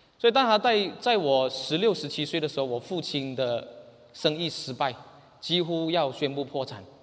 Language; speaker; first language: Chinese; native; Chinese